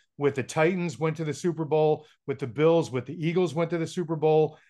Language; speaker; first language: English; native; English